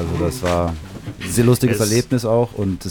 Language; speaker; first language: German; native; German